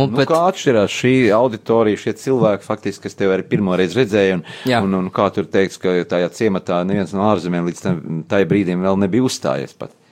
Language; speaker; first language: Latvian; native; Latvian